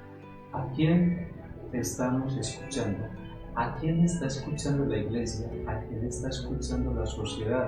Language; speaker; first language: Spanish; native; Spanish